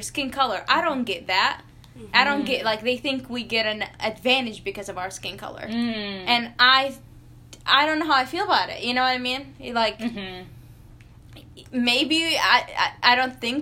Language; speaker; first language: English; non-native, fluent; Arabic